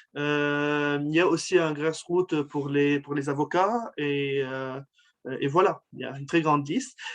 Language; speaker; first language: French; non-native, local second language; Arabic